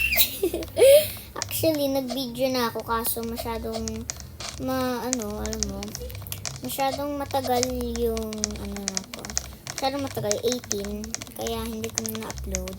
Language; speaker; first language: Filipino; early bilingual, heritage; Filipino